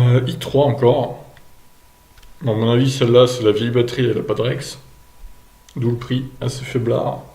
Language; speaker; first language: French; native; French